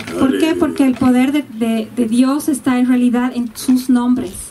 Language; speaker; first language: Spanish; native; Spanish